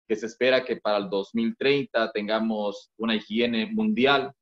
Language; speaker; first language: Spanish; native; Spanish